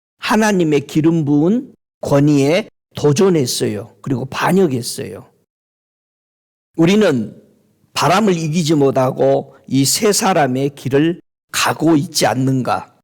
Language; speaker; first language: Korean; native; Korean